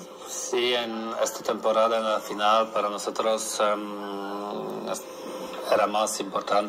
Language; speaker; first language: Spanish; non-native, learner; Polish